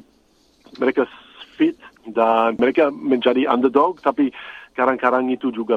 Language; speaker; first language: Indonesian; non-native, fluent; English